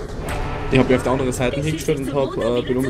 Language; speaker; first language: German; native; German